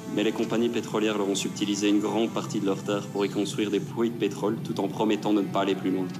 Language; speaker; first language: French; native; French